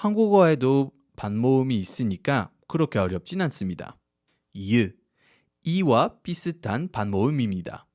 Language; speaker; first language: Korean; non-native, fluent; French